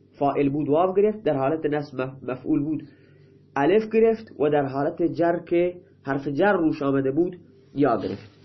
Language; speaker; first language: Persian; non-native, local second language; Baluchi